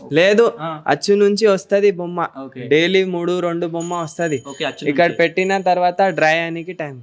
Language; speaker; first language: Telugu; non-native, local second language; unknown